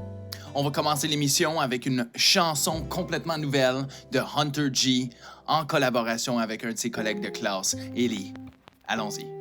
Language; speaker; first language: French; native; French